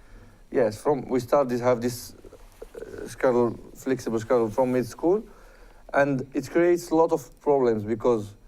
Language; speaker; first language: English; non-native, fluent; Arabic